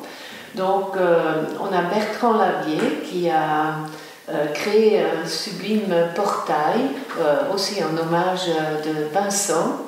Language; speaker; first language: French; non-native, local second language; German